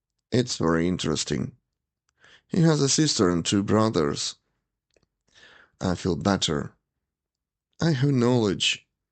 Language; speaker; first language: English; non-native, fluent; Ukrainian